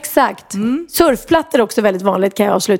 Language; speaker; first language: Swedish; native; Swedish